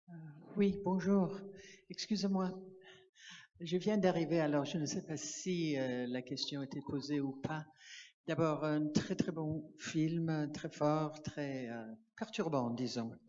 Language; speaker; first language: French; non-native, learner; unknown